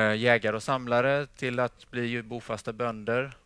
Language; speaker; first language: Swedish; native; Swedish